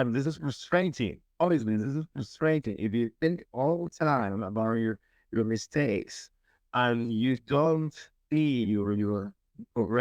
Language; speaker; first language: English; non-native, learner; Spanish